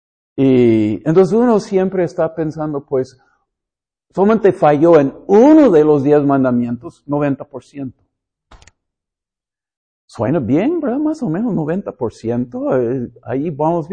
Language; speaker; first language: Spanish; non-native, fluent; English